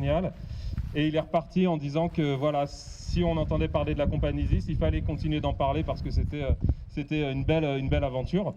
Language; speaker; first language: French; native; French